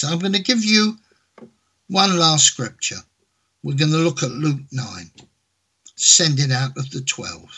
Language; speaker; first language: English; native; English